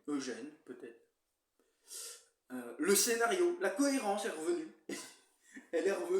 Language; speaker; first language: French; native; French